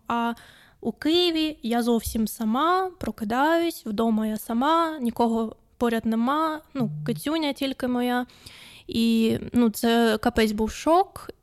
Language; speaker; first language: Ukrainian; non-native, local second language; Russian